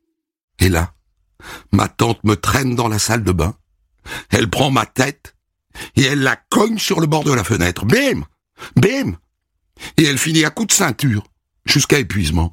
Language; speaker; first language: French; native; French